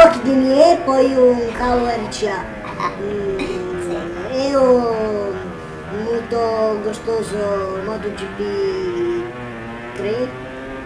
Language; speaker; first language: Portuguese; non-native, learner; Italian